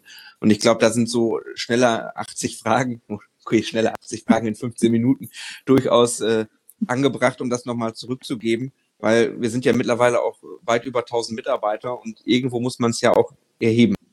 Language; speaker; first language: German; native; German